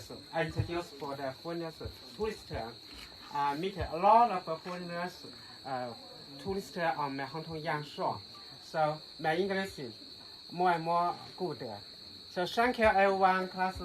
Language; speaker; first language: English; non-native, learner; Chinese